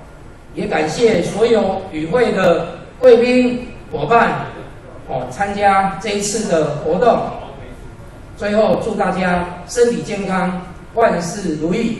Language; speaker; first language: Chinese; native; Chinese